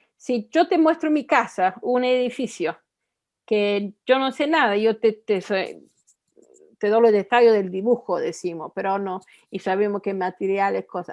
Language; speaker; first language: Spanish; non-native, fluent; Italian